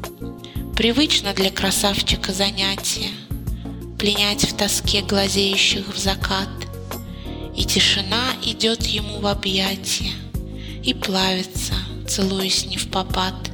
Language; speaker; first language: Russian; native; Russian